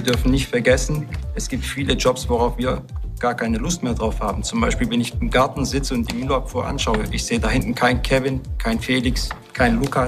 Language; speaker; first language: German; early bilingual, other home language; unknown